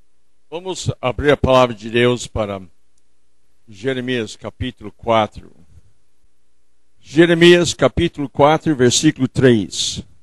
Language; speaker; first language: Portuguese; non-native, fluent; English